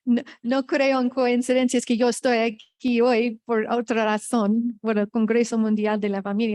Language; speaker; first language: Spanish; non-native, fluent; English